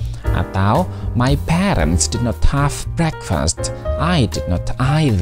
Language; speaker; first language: English; non-native, fluent; Indonesian